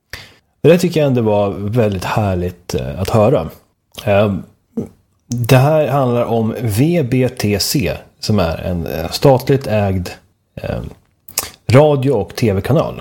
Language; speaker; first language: Swedish; native; Swedish